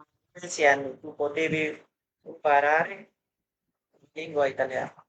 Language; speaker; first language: Italian; non-native, learner; Bangla